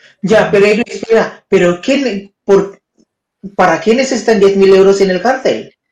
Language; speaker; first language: Spanish; non-native, fluent; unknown